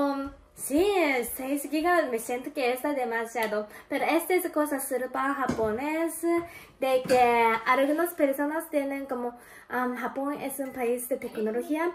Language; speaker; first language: Spanish; non-native, learner; Japanese